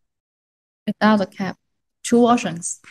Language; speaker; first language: English; non-native, learner; Chinese